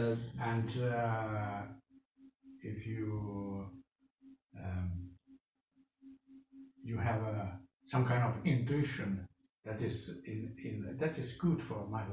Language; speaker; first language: English; non-native, fluent; Finnish